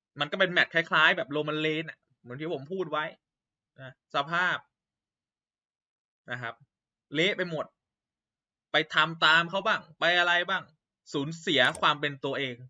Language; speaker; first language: Thai; native; Thai